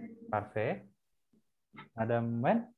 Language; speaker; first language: French; non-native, fluent; Indonesian